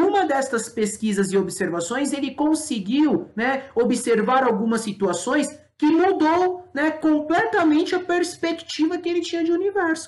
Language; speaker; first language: Portuguese; native; Portuguese